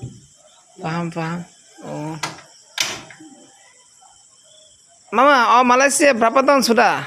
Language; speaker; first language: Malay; non-native, learner; Bangla